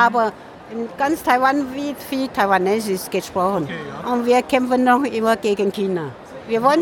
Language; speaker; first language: German; non-native, learner; Min Nan Chinese